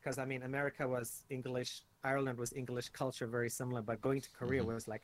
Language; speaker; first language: English; native; English